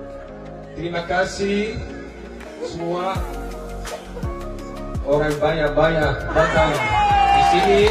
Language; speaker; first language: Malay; non-native, learner; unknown